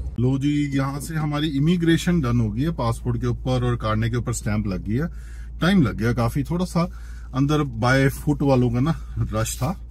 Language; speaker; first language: Hindi; non-native, local second language; Punjabi